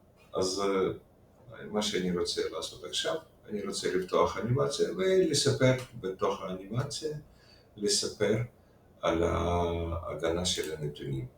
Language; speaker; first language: Hebrew; non-native, fluent; Russian